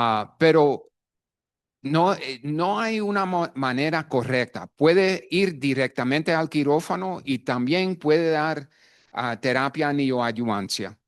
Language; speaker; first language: Spanish; non-native, fluent; English